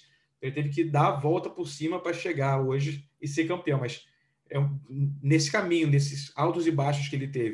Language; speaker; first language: Portuguese; native; Portuguese